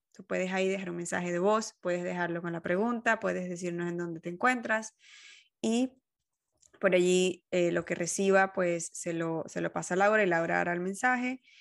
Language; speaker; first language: Spanish; native; Spanish